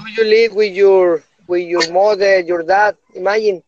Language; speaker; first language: English; non-native, learner; Spanish